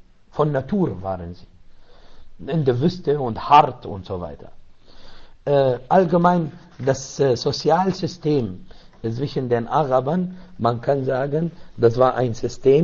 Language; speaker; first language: German; non-native, learner; Arabic